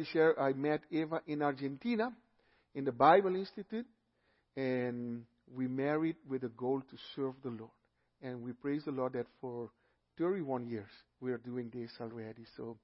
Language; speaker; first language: English; non-native, fluent; Papiamento